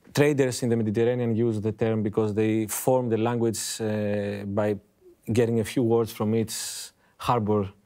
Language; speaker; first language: English; non-native, fluent; Greek